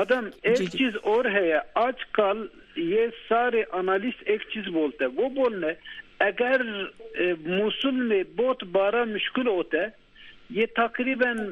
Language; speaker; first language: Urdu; non-native, learner; Turkish